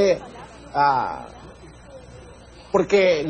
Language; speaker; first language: Spanish; non-native, learner; Filipino